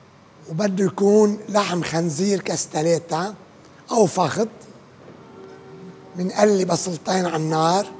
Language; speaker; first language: Arabic; native; Arabic